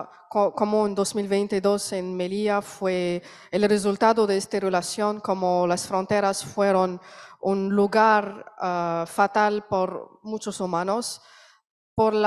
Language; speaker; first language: Spanish; non-native, learner; Arabic